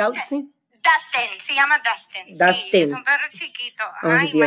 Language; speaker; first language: Spanish; non-native, fluent; Russian